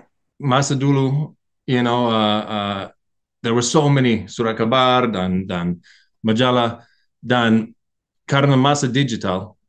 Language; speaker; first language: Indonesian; non-native, learner; English